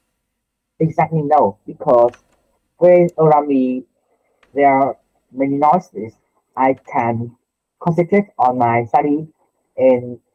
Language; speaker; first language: English; non-native, learner; Vietnamese